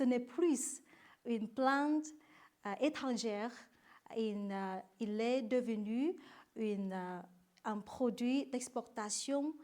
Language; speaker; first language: French; non-native, learner; Vietnamese